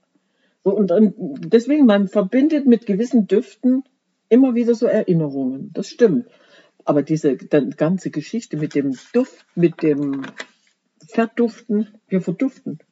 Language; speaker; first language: German; native; German